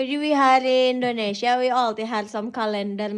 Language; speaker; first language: Norwegian; non-native, learner; Indonesian